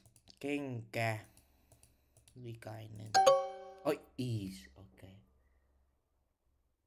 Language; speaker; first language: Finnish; non-native, learner; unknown